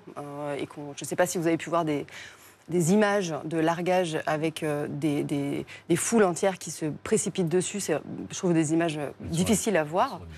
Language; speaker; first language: French; native; French